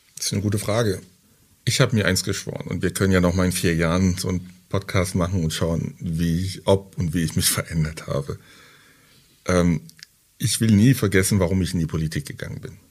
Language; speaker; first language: German; early bilingual, other home language; French